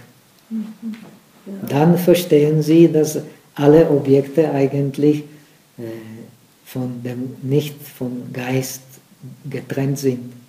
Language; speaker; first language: German; non-native, fluent; Czech